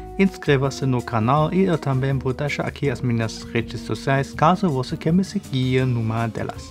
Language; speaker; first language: Portuguese; non-native, fluent; German